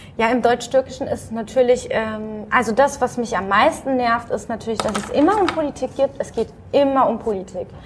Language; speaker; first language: German; native; German